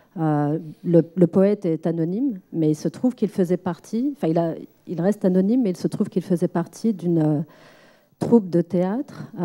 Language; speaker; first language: French; non-native, local second language; Arabic